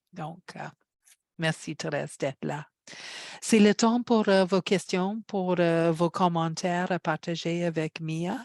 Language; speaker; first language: French; non-native, fluent; English